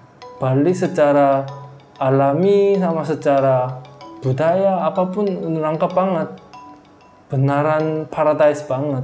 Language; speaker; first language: Indonesian; non-native, fluent; Korean